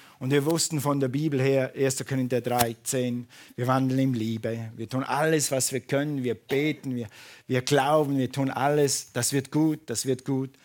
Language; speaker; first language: German; non-native, fluent; English